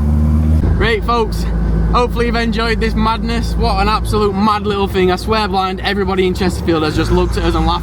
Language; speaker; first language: English; native; English